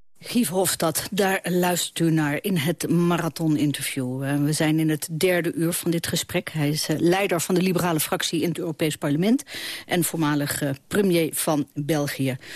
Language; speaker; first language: Dutch; native; Dutch